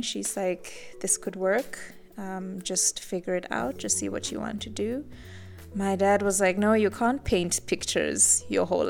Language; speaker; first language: English; native; English